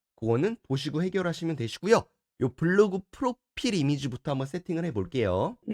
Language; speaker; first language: Korean; native; Korean